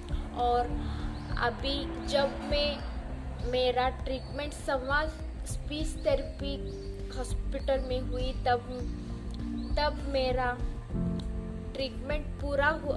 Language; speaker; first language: Hindi; non-native, local second language; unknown